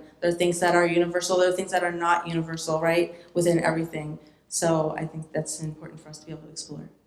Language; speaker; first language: English; native; English